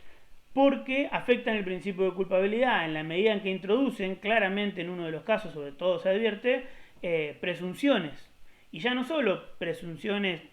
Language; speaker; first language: Spanish; native; Spanish